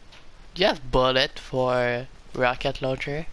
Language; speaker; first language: English; non-native, learner; French